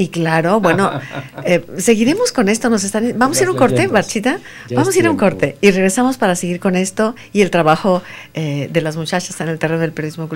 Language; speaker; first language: Spanish; native; Spanish